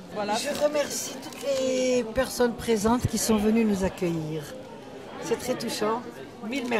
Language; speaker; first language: French; non-native, local second language; Arabic